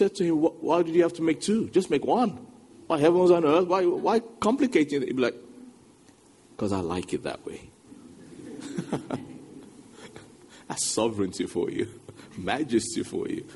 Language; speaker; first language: English; non-native, local second language; Yoruba